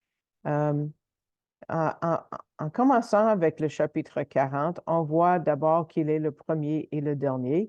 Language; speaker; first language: French; native; French